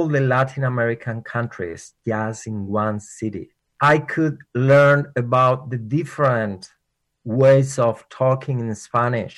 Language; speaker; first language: English; non-native, fluent; Spanish